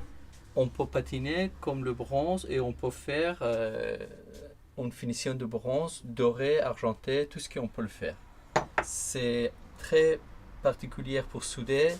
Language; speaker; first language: French; non-native, fluent; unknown